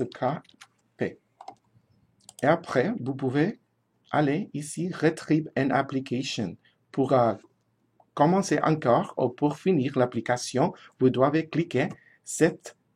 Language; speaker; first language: French; non-native, fluent; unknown